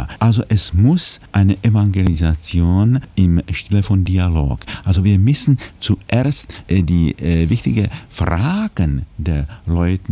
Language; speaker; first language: German; non-native, fluent; Czech